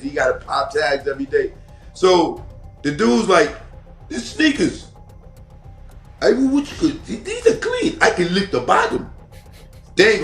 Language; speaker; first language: English; native; English